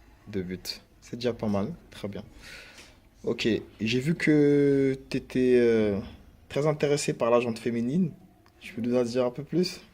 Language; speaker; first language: French; native; French